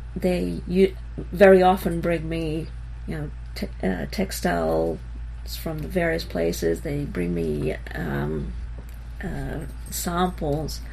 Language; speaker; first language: English; early bilingual, other home language; Hebrew